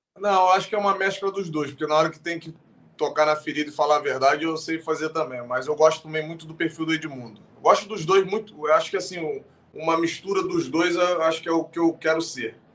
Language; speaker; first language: Portuguese; native; Portuguese